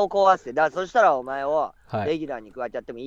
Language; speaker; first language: Japanese; native; Japanese